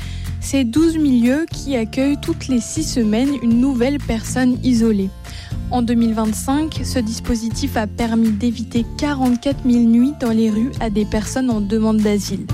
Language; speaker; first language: French; native; French